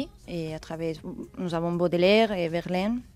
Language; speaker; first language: French; non-native, learner; Spanish